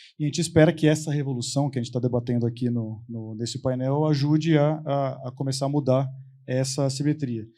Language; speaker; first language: Portuguese; native; Portuguese